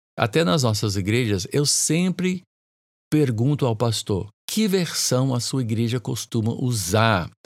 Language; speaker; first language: Portuguese; non-native, fluent; English